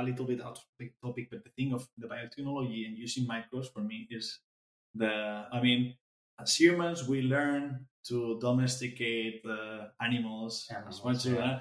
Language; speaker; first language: English; non-native, fluent; Spanish